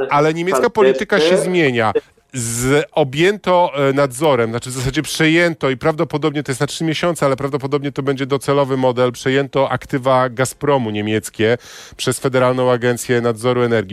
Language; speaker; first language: Polish; native; Polish